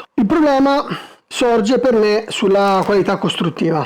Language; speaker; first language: Italian; native; Italian